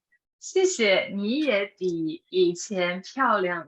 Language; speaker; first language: Chinese; non-native, fluent; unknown